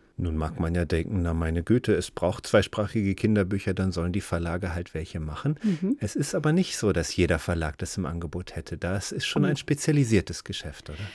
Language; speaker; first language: German; native; German